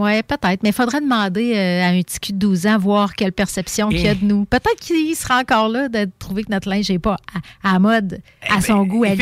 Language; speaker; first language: French; native; French